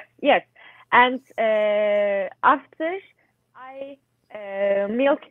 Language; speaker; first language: English; non-native, learner; Turkish